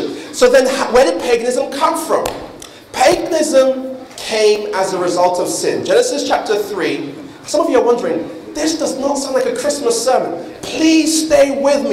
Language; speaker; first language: English; native; English